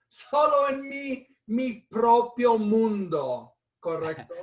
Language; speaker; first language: Spanish; non-native, fluent; English